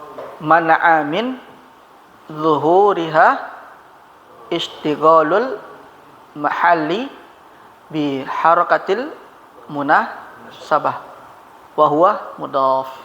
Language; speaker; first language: Arabic; non-native, fluent; Indonesian